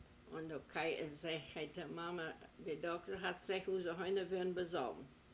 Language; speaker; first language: German; early bilingual, heritage; German